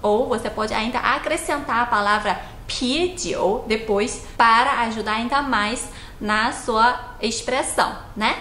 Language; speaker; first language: Portuguese; non-native, fluent; Chinese